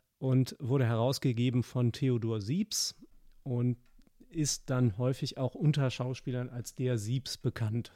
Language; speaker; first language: German; native; German